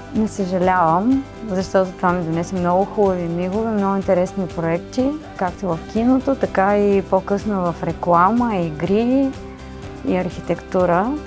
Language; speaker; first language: Bulgarian; native; Bulgarian